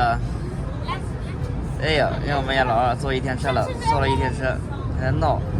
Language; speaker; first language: Chinese; native; Chinese